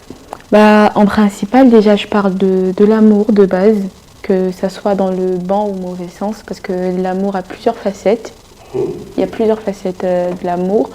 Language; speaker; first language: French; non-native, local second language; Sango